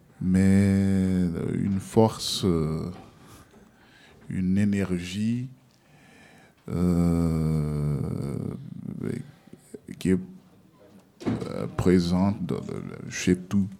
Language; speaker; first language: French; non-native, learner; Portuguese